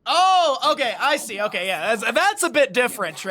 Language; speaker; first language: English; native; English